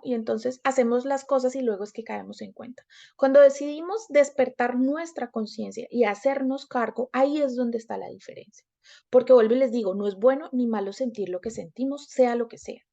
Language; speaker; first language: Spanish; native; Spanish